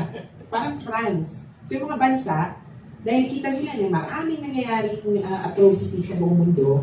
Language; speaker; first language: Filipino; native; Filipino